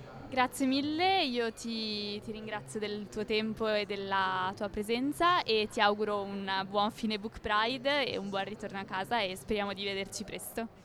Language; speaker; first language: Italian; native; Italian